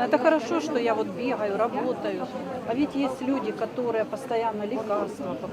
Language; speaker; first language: Russian; native; Russian